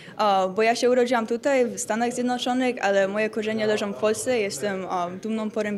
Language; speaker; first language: Polish; early bilingual, other home language; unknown